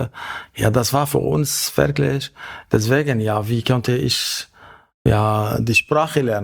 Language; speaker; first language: German; non-native, fluent; Arabic